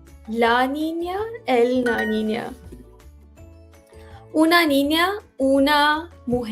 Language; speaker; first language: Spanish; non-native, learner; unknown